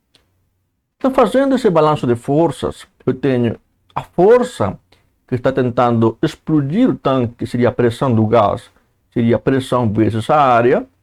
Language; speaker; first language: Portuguese; native; Portuguese